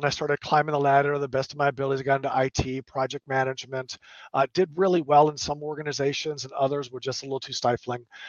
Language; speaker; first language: English; native; English